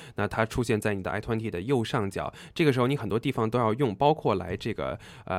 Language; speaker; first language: Chinese; native; Chinese